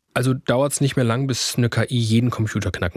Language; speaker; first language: German; native; German